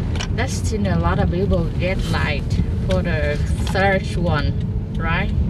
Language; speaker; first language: English; non-native, learner; Vietnamese